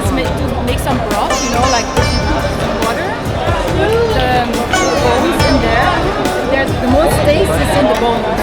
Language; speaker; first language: English; non-native, fluent; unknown